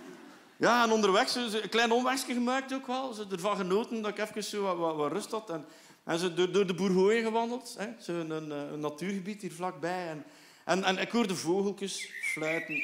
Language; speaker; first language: Dutch; native; Dutch